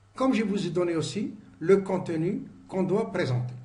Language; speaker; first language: French; non-native, local second language; Arabic